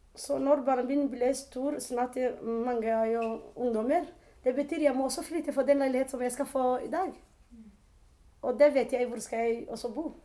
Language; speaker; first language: Norwegian; non-native, learner; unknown